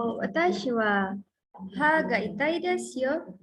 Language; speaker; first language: Japanese; non-native, learner; Indonesian